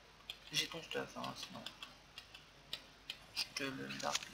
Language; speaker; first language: French; native; French